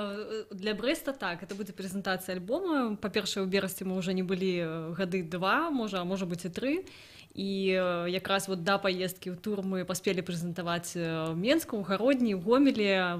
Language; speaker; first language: Belarusian; non-native, local second language; Russian